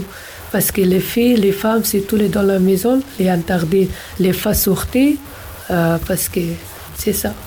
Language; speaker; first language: French; non-native, learner; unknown